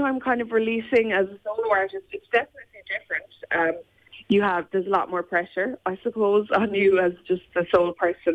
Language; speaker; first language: English; native; English